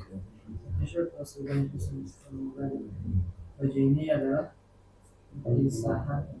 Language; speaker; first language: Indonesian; native; Indonesian